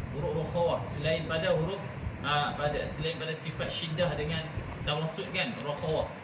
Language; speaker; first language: Malay; native; Malay